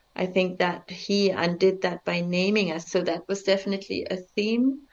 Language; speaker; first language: English; early bilingual, other home language; German